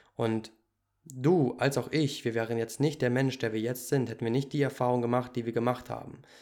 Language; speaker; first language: German; native; German